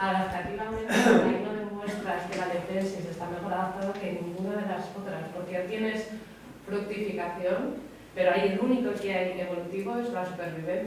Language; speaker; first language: Spanish; native; Spanish